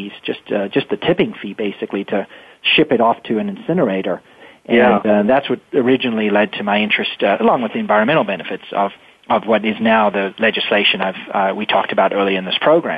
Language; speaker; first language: English; native; English